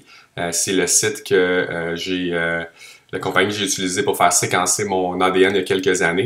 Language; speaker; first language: French; native; French